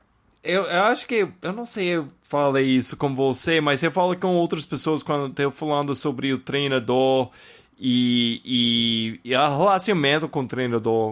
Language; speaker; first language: Portuguese; non-native, fluent; English